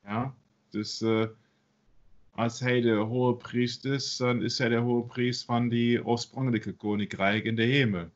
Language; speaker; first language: Dutch; non-native, learner; German